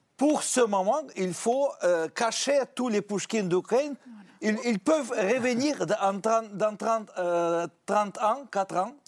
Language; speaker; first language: French; non-native, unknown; Russian